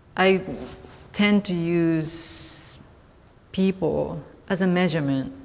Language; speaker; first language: English; non-native, fluent; Japanese